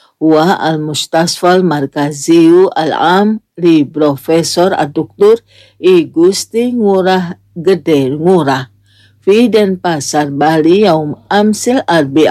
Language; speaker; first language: Arabic; non-native, fluent; Indonesian